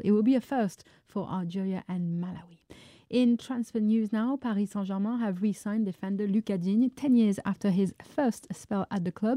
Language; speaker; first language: English; non-native, fluent; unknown